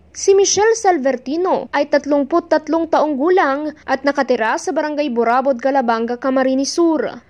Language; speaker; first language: Filipino; native; Filipino